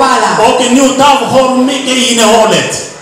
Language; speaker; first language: Swedish; non-native, learner; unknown